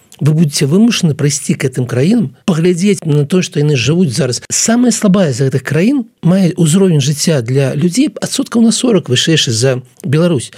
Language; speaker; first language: Belarusian; non-native, local second language; Russian